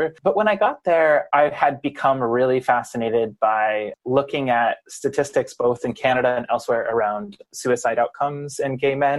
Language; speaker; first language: English; native; English